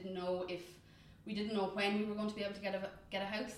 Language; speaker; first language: English; native; English